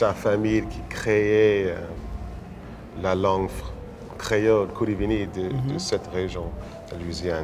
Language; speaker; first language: French; non-native, local second language; English